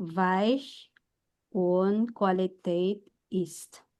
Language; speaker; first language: German; non-native, fluent; Filipino